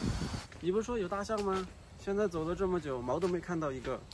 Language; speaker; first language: Chinese; native; Chinese